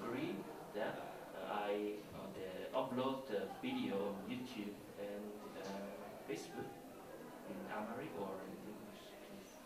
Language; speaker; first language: English; non-native, learner; Korean